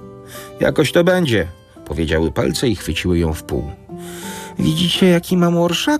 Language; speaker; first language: Polish; native; Polish